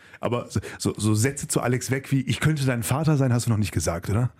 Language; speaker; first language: German; native; German